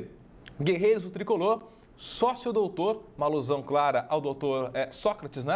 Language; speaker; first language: Portuguese; native; Portuguese